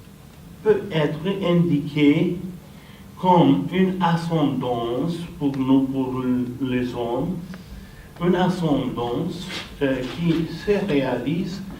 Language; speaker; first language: French; non-native, fluent; Romanian